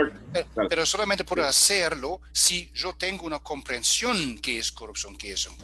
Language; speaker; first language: Spanish; non-native, fluent; German